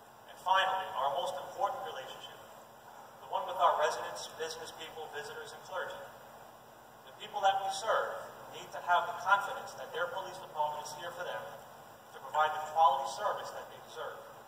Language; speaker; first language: English; native; English